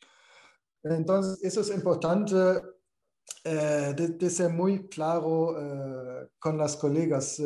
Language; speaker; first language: Spanish; non-native, fluent; German